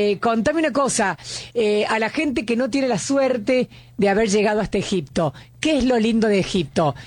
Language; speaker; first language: Spanish; native; Spanish